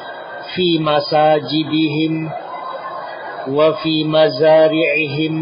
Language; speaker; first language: Arabic; non-native, fluent; Indonesian